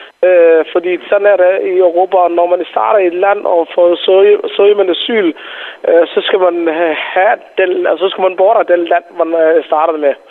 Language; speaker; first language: Danish; non-native, fluent; Somali